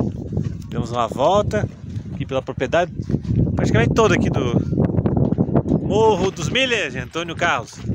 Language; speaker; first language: Portuguese; native; Portuguese